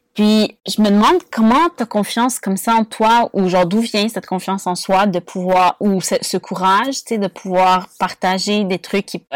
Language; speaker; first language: French; native; French